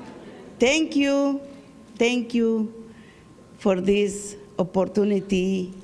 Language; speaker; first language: English; non-native, learner; Kʼicheʼ